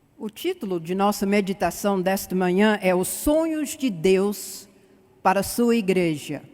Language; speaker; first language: Portuguese; non-native, fluent; English